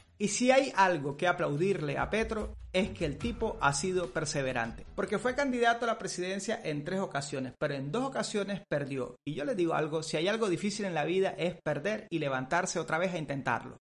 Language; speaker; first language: Spanish; native; Spanish